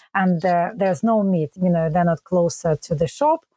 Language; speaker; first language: English; non-native, fluent; Russian